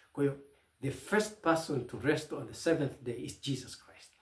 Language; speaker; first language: English; non-native, local second language; Swahili